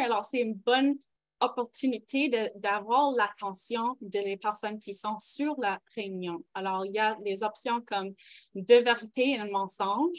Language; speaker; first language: French; non-native, local second language; English